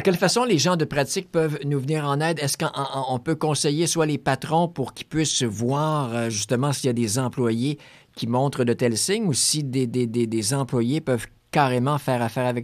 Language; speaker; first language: French; native; French